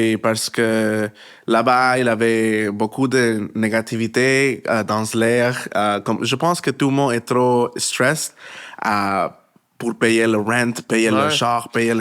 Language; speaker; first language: French; non-native, learner; Spanish